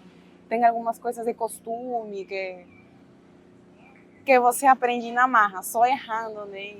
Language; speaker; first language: Portuguese; non-native, fluent; Spanish